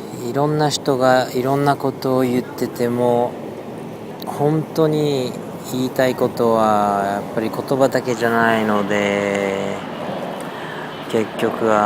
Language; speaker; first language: Japanese; non-native, fluent; French